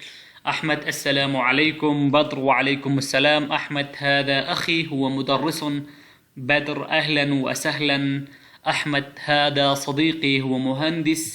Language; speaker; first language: Arabic; non-native, fluent; Pashto